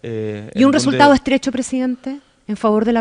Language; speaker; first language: Spanish; native; Spanish